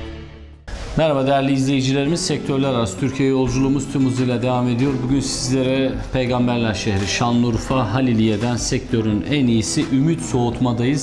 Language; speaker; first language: Turkish; native; Turkish